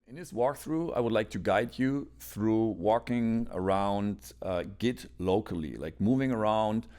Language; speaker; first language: English; non-native, fluent; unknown